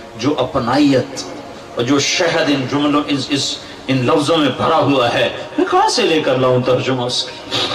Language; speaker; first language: Urdu; non-native, local second language; Punjabi